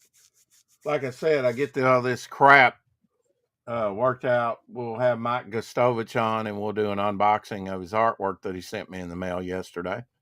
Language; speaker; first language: English; native; English